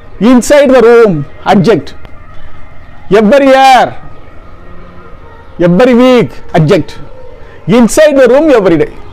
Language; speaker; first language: English; non-native, local second language; Tamil